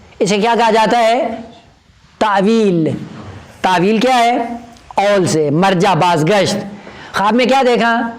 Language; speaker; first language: Urdu; non-native, local second language; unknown